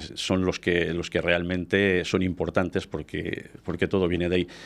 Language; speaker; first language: Spanish; native; Spanish